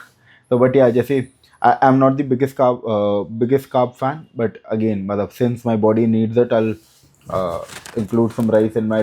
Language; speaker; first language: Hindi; non-native, local second language; Bangla